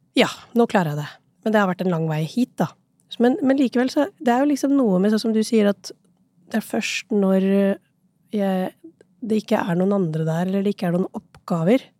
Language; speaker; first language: Norwegian; early bilingual, other home language; Urdu